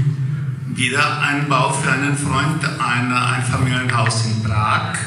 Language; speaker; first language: German; non-native, fluent; Czech